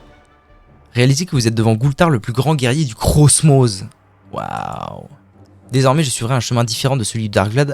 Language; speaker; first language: French; native; French